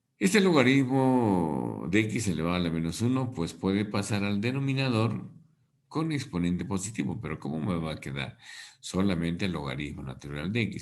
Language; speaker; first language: Spanish; native; Spanish